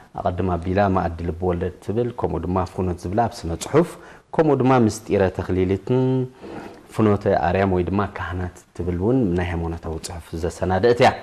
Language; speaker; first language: Tigrinya; native; Tigrinya